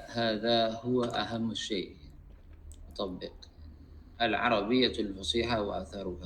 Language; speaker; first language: Arabic; non-native, fluent; Indonesian